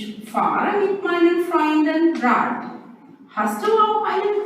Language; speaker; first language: German; non-native, learner; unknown